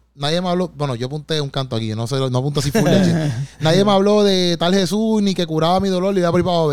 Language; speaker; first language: Spanish; native; Spanish